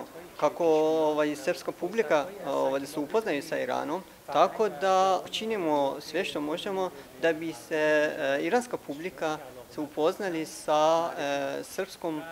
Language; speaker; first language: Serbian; non-native, fluent; Persian